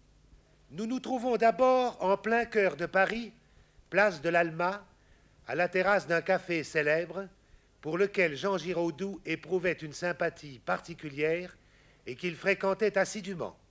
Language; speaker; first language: French; native; French